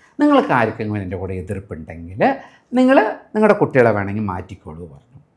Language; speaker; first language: Malayalam; early bilingual, heritage; Malayalam